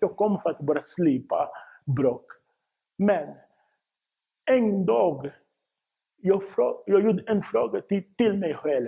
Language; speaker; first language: Swedish; non-native, fluent; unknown